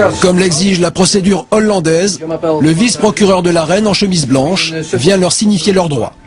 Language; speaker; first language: French; native; French